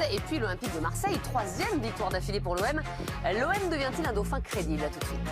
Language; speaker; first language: French; native; French